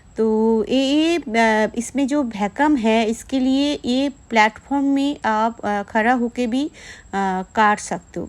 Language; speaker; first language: Hindi; non-native, local second language; Bangla